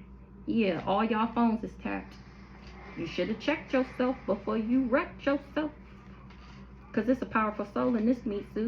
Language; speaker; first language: English; native; English